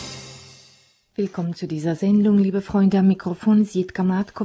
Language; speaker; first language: German; non-native, fluent; Czech